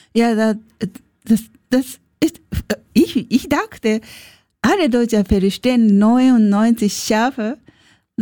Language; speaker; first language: German; non-native, learner; Japanese